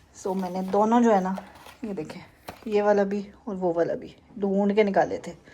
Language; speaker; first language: Urdu; native; Urdu